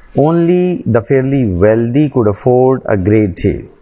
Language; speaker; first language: English; non-native, local second language; Urdu